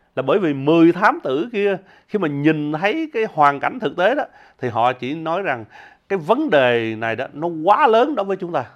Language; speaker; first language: Vietnamese; early bilingual, heritage; Vietnamese